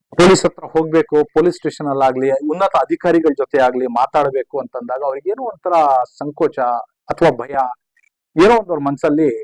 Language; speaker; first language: Kannada; non-native, local second language; Urdu